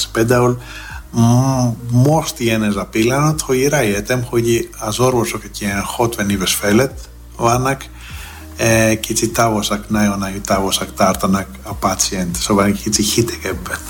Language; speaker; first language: Hungarian; non-native, fluent; Greek